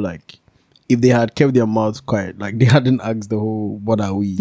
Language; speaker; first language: English; non-native, local second language; Akan